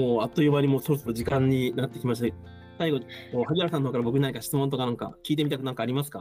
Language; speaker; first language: Japanese; native; Japanese